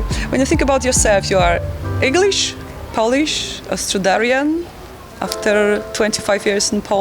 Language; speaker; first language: English; non-native, learner; Polish